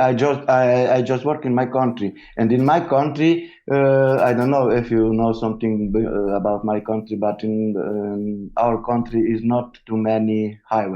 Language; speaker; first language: English; non-native, learner; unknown